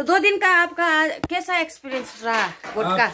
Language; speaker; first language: Hindi; non-native, local second language; Nepali